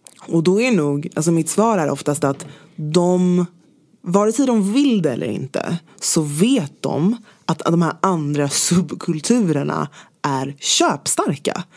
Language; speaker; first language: Swedish; native; Swedish